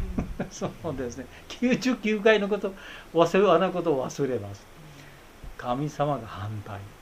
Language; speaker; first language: Japanese; non-native, fluent; Bangla